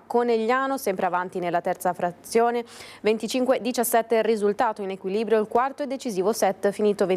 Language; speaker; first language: Italian; native; Italian